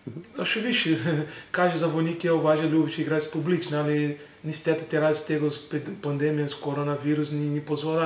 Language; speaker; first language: Polish; non-native, learner; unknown